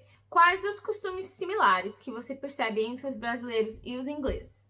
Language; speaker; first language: Portuguese; early bilingual, heritage; English